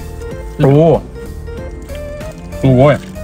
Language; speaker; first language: Japanese; non-native, learner; Russian